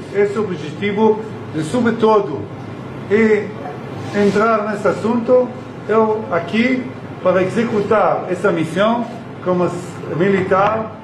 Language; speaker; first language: Portuguese; non-native, learner; Hebrew